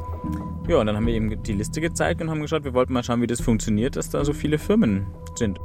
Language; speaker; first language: German; native; German